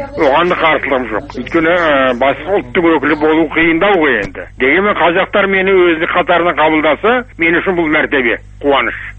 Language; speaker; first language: Kazakh; non-native, local second language; German